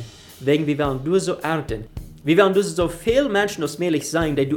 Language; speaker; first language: German; non-native, learner; Afrikaans